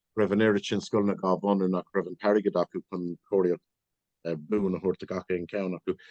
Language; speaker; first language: Irish; non-native, local second language; English